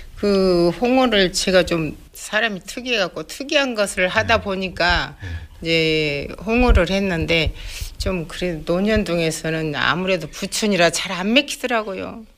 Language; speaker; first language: Korean; native; Korean